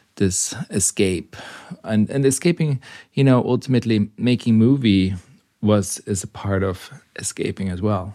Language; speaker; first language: English; non-native, fluent; German